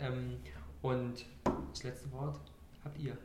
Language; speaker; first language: German; native; German